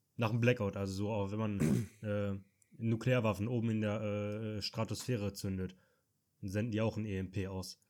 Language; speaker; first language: German; native; German